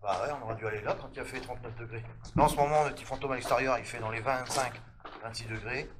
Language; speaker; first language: French; native; French